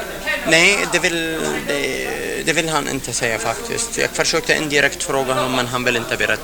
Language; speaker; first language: Swedish; non-native, fluent; Arabic